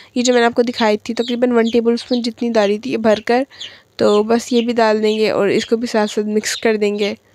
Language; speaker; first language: Urdu; native; Urdu